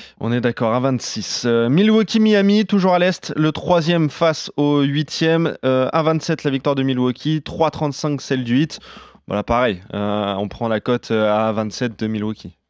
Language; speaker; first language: French; native; French